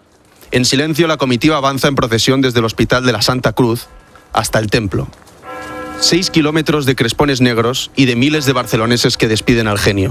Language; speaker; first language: Spanish; native; Spanish